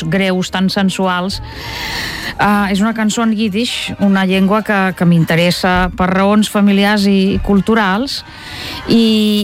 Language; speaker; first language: Catalan; non-native, fluent; Russian